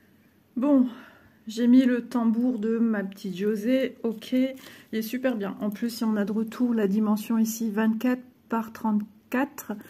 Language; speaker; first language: French; native; French